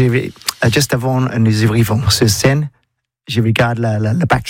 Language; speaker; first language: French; non-native, learner; English